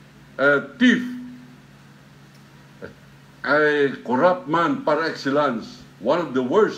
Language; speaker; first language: English; non-native, local second language; Filipino